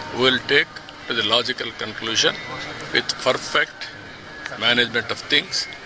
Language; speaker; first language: English; non-native, local second language; Telugu